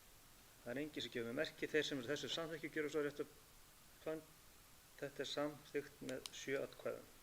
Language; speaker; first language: Icelandic; native; Icelandic